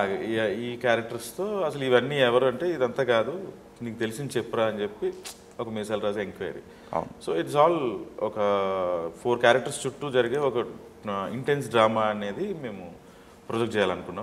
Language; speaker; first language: Telugu; native; Telugu